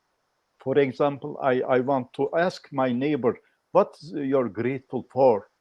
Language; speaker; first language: English; non-native, learner; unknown